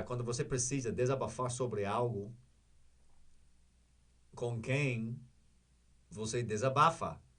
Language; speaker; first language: Portuguese; non-native, learner; English